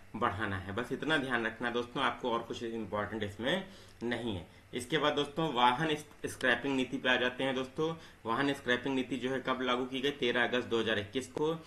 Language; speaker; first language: Hindi; native; Hindi